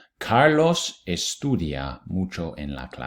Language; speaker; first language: Spanish; non-native, fluent; English